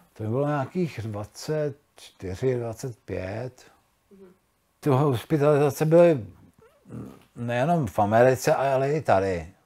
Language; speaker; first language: Czech; early bilingual, other home language; Spanish